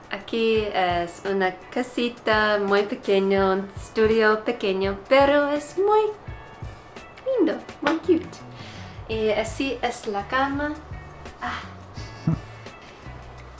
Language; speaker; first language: Spanish; non-native, learner; English